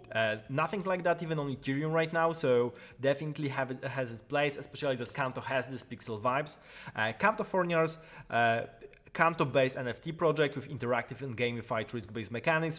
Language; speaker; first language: English; non-native, fluent; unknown